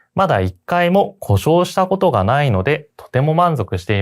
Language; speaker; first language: Japanese; non-native, fluent; Korean